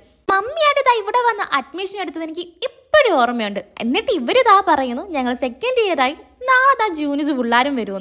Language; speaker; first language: Malayalam; native; Malayalam